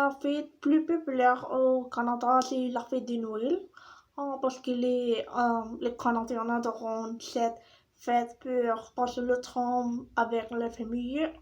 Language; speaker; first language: French; non-native, learner; Spanish